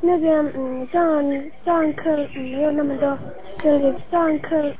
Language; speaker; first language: Chinese; non-native, local second language; Tibetan